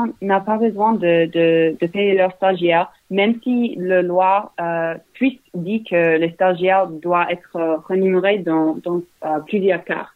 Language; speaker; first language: French; non-native, learner; English